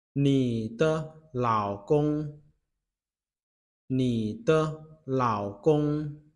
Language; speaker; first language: Chinese; non-native, fluent; Lao